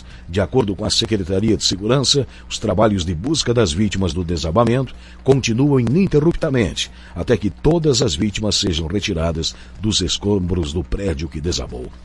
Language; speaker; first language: Portuguese; native; Portuguese